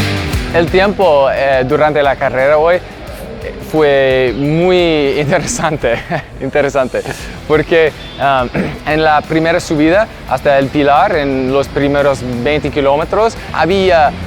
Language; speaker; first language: Spanish; non-native, learner; English